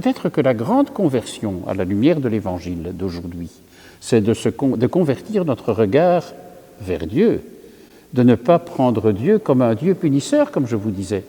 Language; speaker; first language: French; native; French